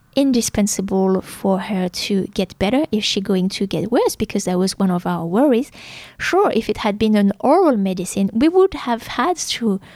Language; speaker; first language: English; non-native, fluent; French